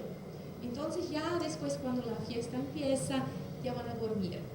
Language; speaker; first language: Spanish; non-native, fluent; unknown